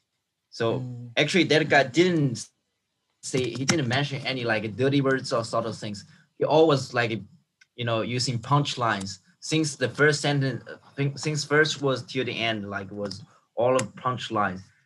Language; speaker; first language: English; non-native, fluent; Chinese